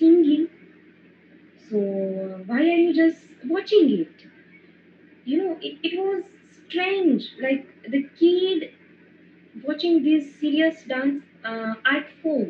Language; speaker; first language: English; non-native, local second language; Gujarati